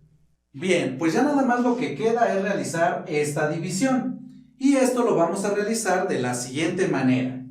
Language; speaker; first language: Spanish; native; Spanish